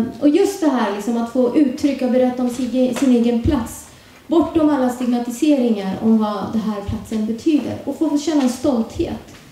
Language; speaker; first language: Swedish; early bilingual, other home language; Urdu